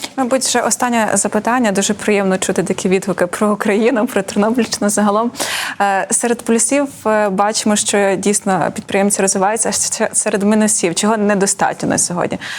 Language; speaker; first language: Ukrainian; native; Ukrainian